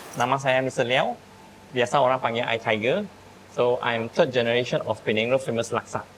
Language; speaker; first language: Malay; non-native, local second language; Min Nan Chinese